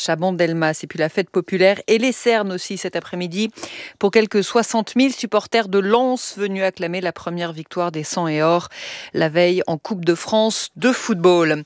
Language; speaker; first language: French; native; French